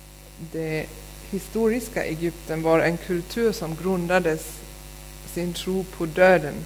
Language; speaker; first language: Swedish; non-native, fluent; German